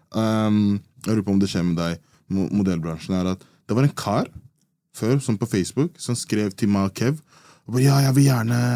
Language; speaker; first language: Norwegian; early bilingual, other home language; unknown